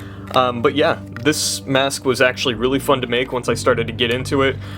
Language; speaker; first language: English; native; English